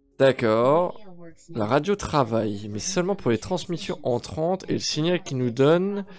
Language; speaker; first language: French; native; French